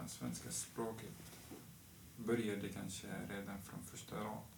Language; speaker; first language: Swedish; non-native, fluent; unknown